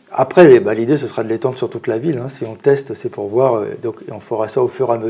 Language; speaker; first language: French; native; French